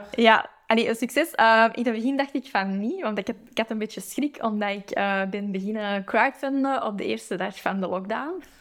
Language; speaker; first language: Dutch; native; Dutch